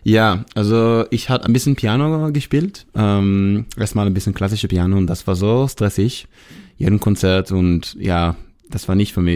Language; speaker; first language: German; non-native, learner; Hebrew